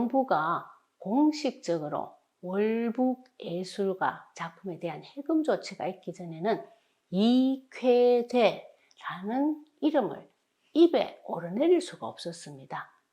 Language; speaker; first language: Korean; native; Korean